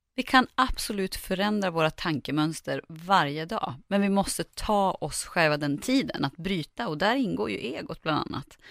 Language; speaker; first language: Swedish; native; Swedish